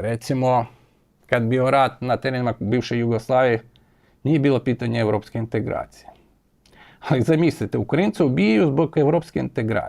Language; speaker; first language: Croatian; non-native, fluent; Ukrainian